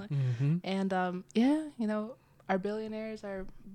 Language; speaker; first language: English; early bilingual, other home language; Indonesian